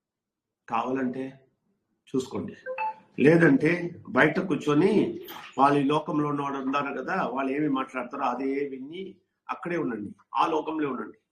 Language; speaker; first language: Telugu; non-native, learner; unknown